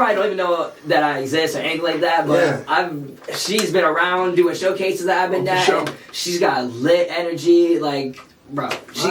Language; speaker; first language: English; early bilingual, other home language; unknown